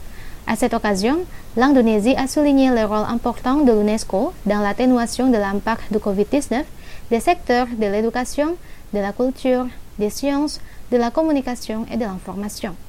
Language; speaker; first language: French; non-native, fluent; Indonesian